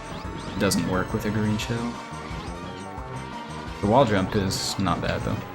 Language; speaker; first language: English; native; English